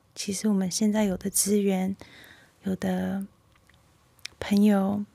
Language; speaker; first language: Chinese; early bilingual, heritage; Chinese